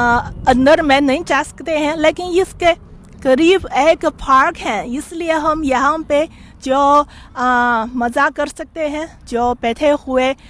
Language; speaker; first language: Hindi; non-native, fluent; Chinese